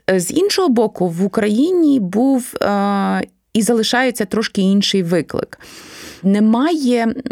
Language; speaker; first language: Ukrainian; native; Ukrainian